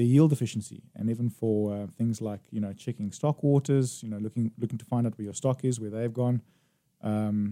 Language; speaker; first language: English; native; English